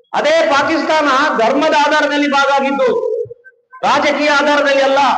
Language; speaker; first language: Kannada; non-native, local second language; Kodava